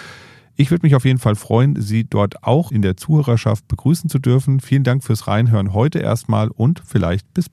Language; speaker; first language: German; native; German